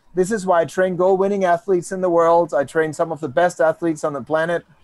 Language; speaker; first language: English; non-native, fluent; Danish